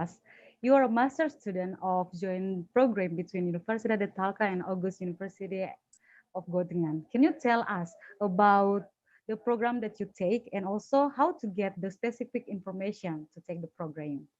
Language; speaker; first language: English; non-native, fluent; Indonesian